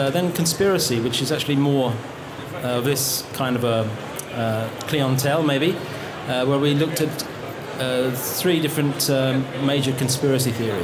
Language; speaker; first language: English; native; English